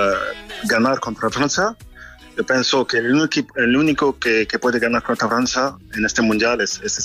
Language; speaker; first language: Spanish; non-native, fluent; French